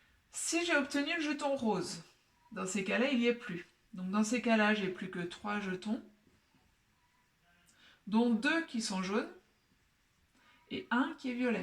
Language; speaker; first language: French; native; French